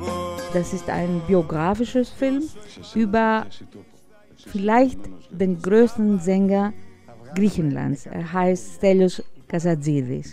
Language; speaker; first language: German; non-native, fluent; Greek